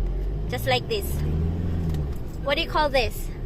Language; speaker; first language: English; non-native, local second language; Filipino